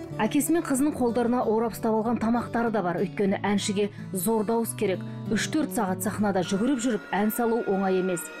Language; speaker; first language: Kazakh; native; Kazakh